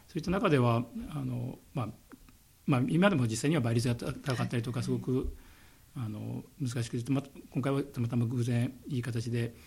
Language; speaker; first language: Japanese; native; Japanese